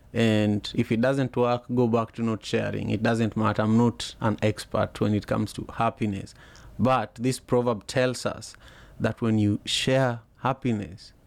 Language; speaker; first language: English; non-native, local second language; Luo (Kenya and Tanzania)